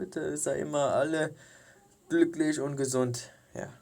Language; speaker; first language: German; early bilingual, heritage; Korean